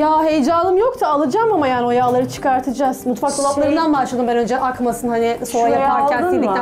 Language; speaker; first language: Turkish; native; Turkish